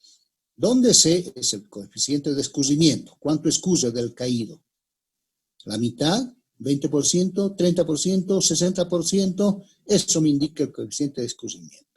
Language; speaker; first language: Spanish; native; Spanish